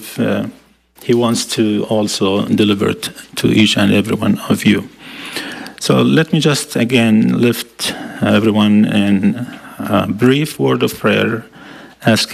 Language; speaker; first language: English; non-native, fluent; Aramaic